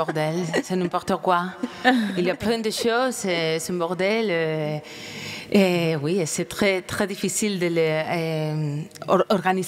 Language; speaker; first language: French; non-native, fluent; Spanish